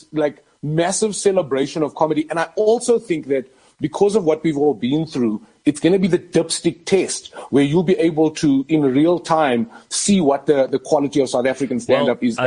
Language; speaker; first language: English; native; English